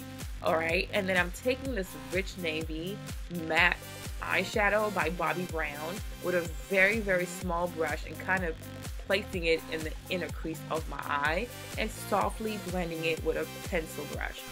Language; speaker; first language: English; native; English